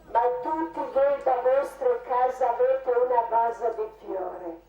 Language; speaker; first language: Italian; non-native, learner; Croatian